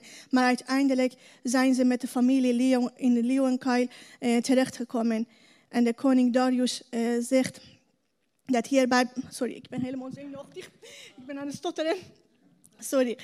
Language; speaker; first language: Dutch; non-native, learner; Persian